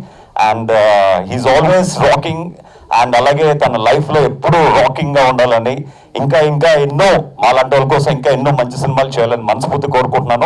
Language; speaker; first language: Telugu; native; Telugu